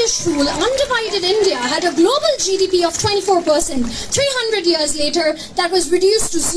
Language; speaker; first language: English; non-native, local second language; Bangla